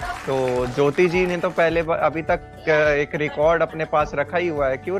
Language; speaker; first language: Hindi; native; Hindi